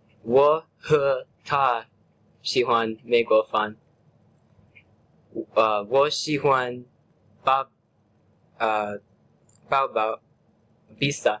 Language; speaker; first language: Chinese; non-native, learner; English